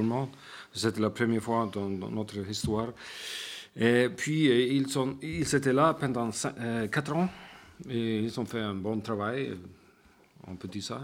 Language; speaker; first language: French; non-native, fluent; Icelandic